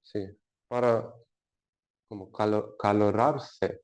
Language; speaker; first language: Spanish; non-native, learner; Russian